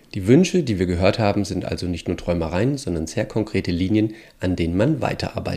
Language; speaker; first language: German; native; German